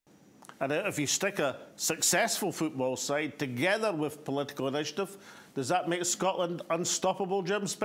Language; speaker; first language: English; native; English